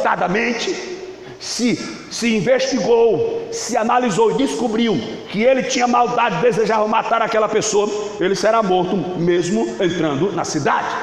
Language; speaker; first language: Portuguese; native; Portuguese